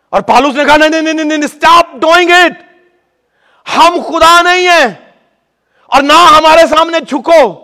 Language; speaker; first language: Urdu; native; Urdu